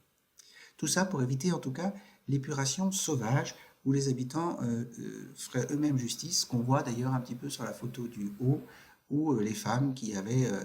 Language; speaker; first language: French; native; French